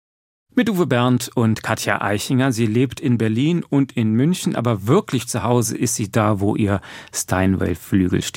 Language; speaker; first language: German; native; German